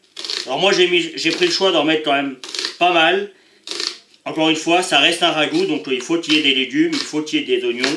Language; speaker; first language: French; native; French